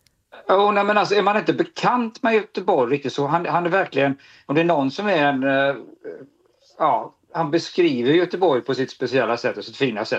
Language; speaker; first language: Swedish; native; Swedish